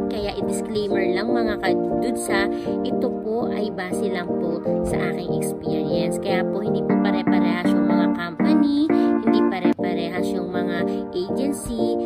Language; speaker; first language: Filipino; native; Filipino